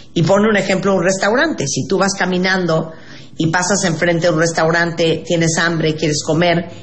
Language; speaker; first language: Spanish; native; Spanish